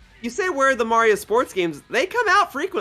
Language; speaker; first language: English; native; English